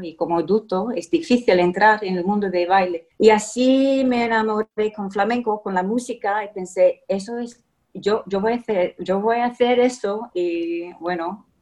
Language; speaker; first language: Spanish; non-native, fluent; English